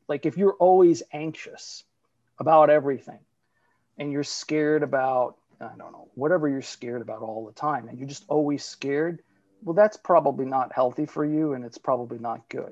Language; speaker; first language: English; early bilingual, other home language; Italian